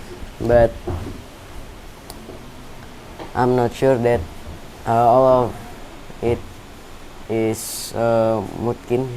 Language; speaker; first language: English; non-native, learner; Indonesian